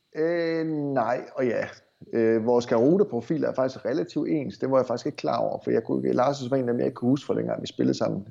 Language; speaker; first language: Danish; native; Danish